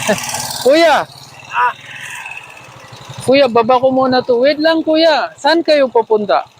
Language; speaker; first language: Filipino; non-native, learner; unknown